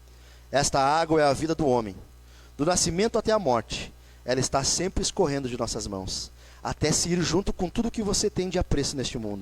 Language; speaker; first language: Portuguese; native; Portuguese